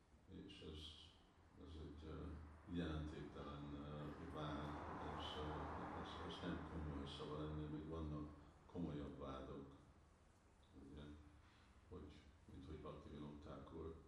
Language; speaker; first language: Hungarian; early bilingual, heritage; Hungarian